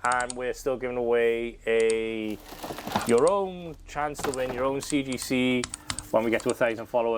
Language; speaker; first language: English; native; English